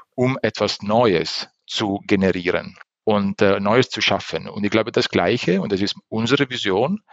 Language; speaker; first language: German; non-native, fluent; Italian